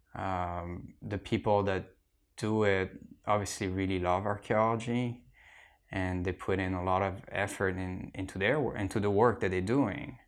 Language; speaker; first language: English; non-native, fluent; French